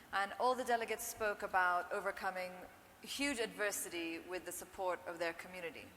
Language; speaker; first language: English; non-native, local second language; Urdu